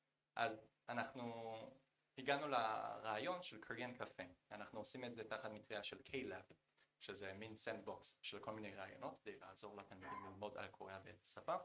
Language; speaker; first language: Hebrew; non-native, fluent; Korean